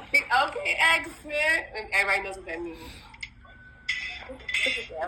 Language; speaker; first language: English; native; English